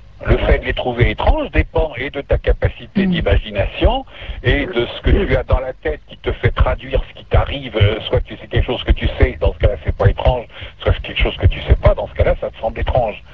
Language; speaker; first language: French; native; French